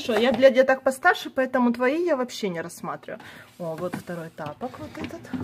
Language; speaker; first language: Russian; native; Russian